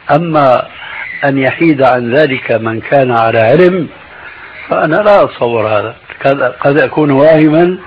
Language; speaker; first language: Arabic; early bilingual, other home language; Albanian